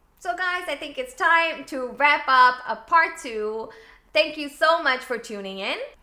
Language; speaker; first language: English; non-native, local second language; Urdu